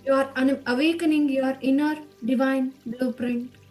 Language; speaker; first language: English; non-native, local second language; Kannada